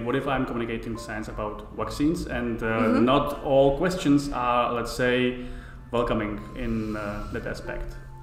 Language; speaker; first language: English; non-native, fluent; Czech